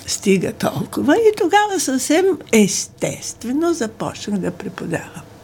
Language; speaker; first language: Bulgarian; native; Bulgarian